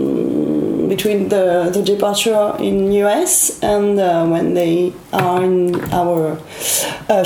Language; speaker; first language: English; non-native, learner; French